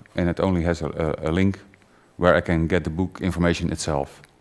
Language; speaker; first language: English; non-native, fluent; Dutch